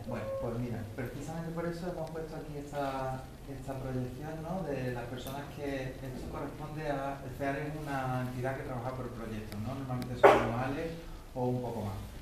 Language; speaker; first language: Spanish; native; Spanish